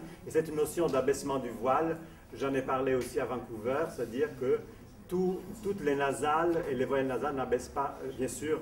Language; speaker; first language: French; non-native, fluent; Italian